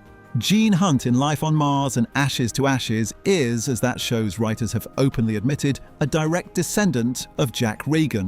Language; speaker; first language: English; native; English